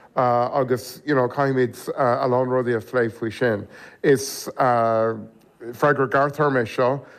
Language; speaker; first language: Irish; non-native, local second language; English